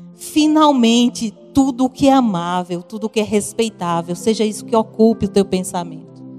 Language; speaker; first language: Portuguese; native; Portuguese